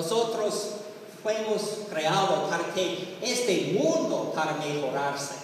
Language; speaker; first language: Spanish; non-native, learner; English